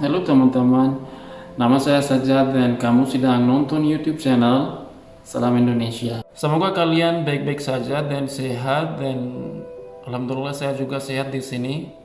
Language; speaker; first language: Indonesian; non-native, learner; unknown